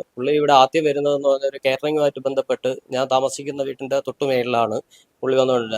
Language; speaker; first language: Malayalam; native; Malayalam